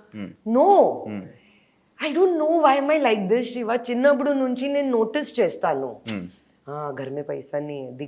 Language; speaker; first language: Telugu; non-native, learner; Hindi